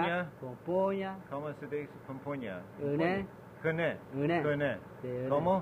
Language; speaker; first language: Spanish; non-native, learner; English